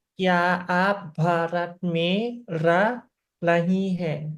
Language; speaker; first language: Hindi; non-native, learner; Thai